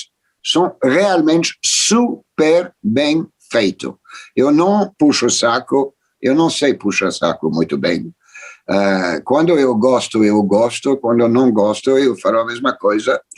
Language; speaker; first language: Portuguese; non-native, fluent; French